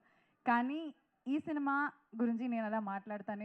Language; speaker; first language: Telugu; non-native, fluent; Malayalam